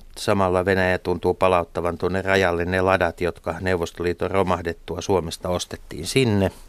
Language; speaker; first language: Finnish; native; Finnish